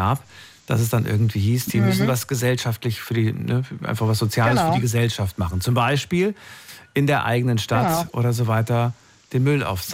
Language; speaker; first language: German; native; German